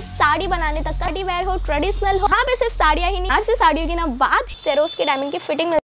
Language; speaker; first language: Hindi; native; Hindi